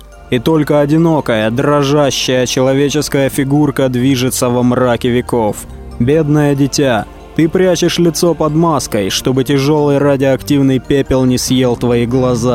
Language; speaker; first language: Russian; native; Russian